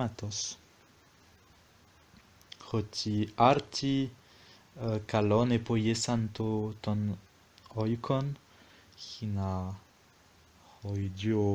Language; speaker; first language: Greek; non-native, fluent; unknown